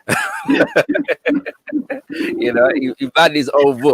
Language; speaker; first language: English; native; English